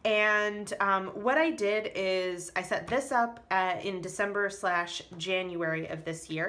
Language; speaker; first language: English; native; English